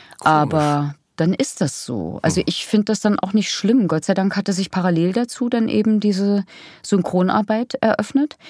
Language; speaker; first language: German; native; German